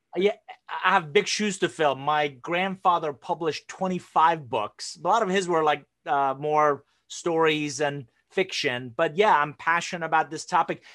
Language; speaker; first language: English; non-native, fluent; Persian